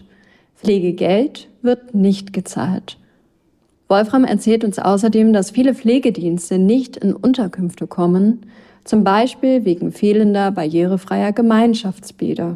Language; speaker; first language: German; native; German